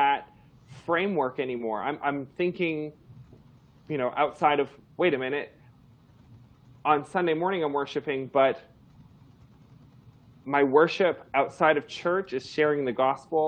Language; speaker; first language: English; native; English